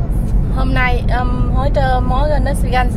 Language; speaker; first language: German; non-native, learner; Vietnamese